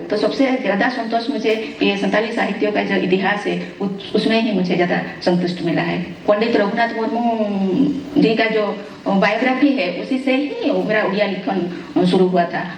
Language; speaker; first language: Hindi; non-native, local second language; Santali